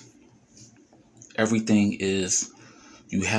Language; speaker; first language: English; native; English